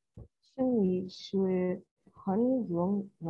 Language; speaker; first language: Chinese; non-native, learner; English